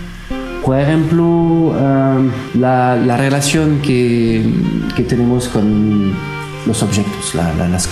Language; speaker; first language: Spanish; non-native, learner; French